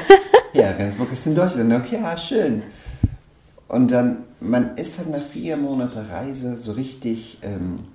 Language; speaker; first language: German; non-native, fluent; Persian